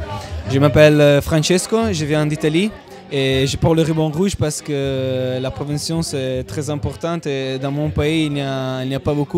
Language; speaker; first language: French; non-native, fluent; Italian